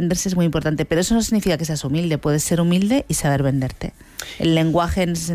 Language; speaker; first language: Spanish; native; Spanish